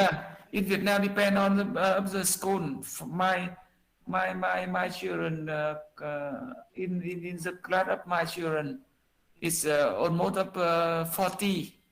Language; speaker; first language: English; non-native, learner; Vietnamese